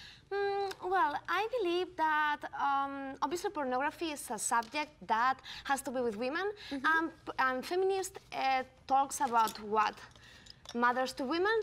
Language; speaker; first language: English; non-native, fluent; Spanish